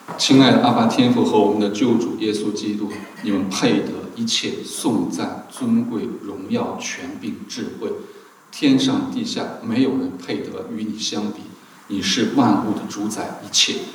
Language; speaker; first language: Chinese; native; Chinese